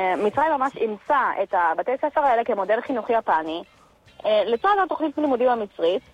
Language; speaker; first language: Hebrew; native; Hebrew